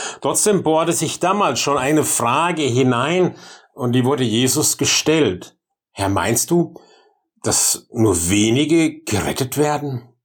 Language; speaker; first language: German; native; German